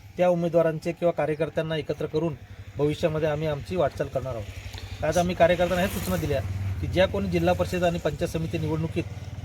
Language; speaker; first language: Marathi; non-native, local second language; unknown